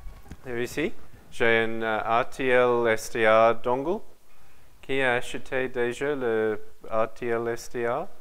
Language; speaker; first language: French; non-native, learner; English